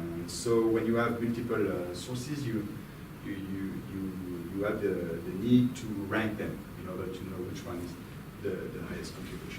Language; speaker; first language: English; non-native, fluent; French